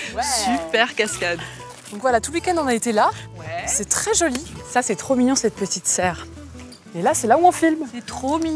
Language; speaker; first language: French; native; French